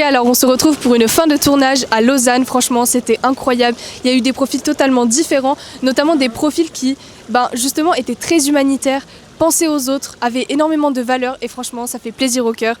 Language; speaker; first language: French; native; French